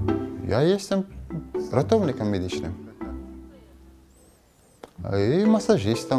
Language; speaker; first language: Polish; non-native, learner; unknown